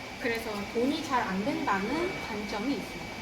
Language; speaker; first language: Korean; native; Korean